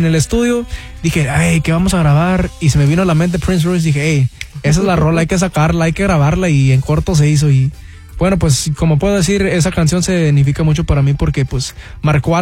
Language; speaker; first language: Spanish; early bilingual, heritage; Spanish